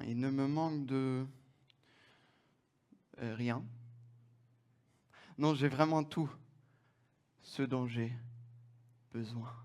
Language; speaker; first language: French; non-native, fluent; German